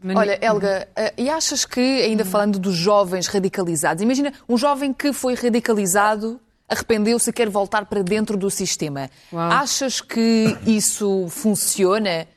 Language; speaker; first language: Portuguese; early bilingual, other home language; Ukrainian